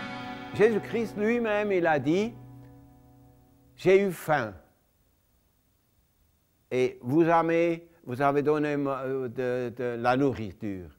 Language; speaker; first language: French; non-native, local second language; German